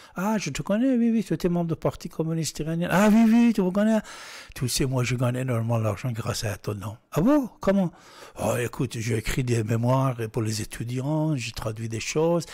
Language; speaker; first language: French; non-native, fluent; Persian